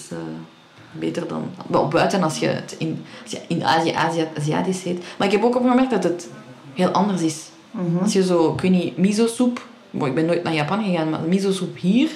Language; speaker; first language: Dutch; early bilingual, other home language; Persian